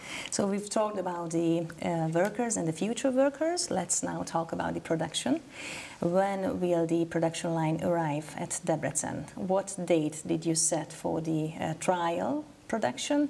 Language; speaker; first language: English; non-native, fluent; Hungarian